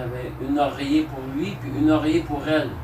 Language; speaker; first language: French; native; French